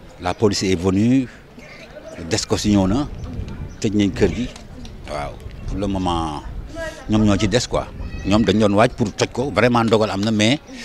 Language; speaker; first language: Wolof; native; Wolof